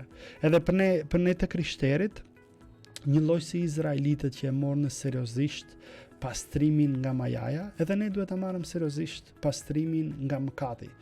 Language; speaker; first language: Albanian; native; Albanian